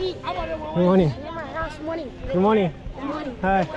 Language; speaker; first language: English; non-native, learner; Japanese